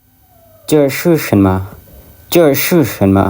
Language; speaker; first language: Chinese; non-native, fluent; Lao